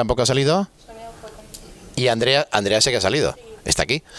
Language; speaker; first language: Spanish; native; Spanish